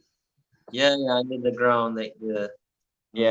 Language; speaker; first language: English; non-native, fluent; Malay